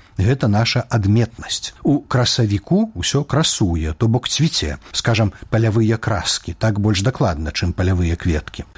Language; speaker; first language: Belarusian; native; Belarusian